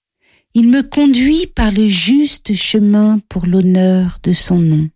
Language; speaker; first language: French; native; French